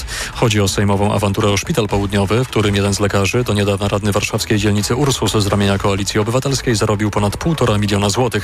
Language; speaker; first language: Polish; native; Polish